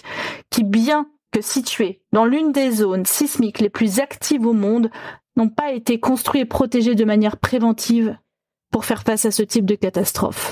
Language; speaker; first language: French; native; French